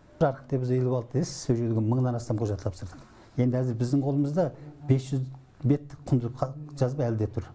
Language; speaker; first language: Kazakh; early bilingual, heritage; Kazakh